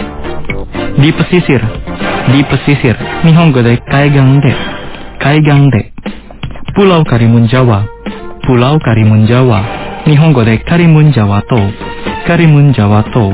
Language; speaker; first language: Japanese; non-native, fluent; Indonesian